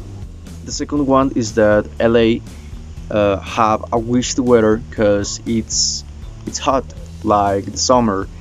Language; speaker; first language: English; non-native, learner; Spanish